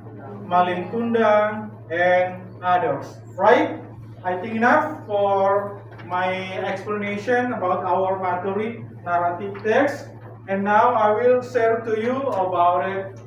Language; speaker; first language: English; non-native, learner; Indonesian